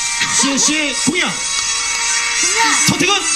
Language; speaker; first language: Korean; native; Korean